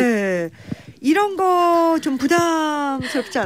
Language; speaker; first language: Korean; native; Korean